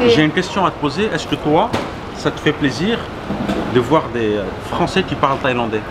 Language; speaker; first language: French; native; French